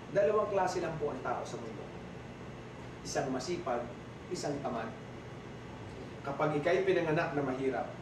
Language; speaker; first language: Filipino; native; Filipino